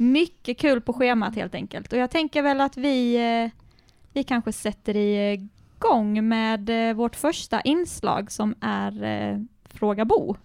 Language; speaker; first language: Swedish; native; Swedish